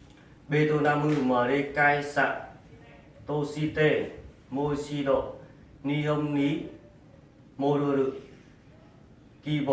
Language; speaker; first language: Japanese; non-native, learner; Vietnamese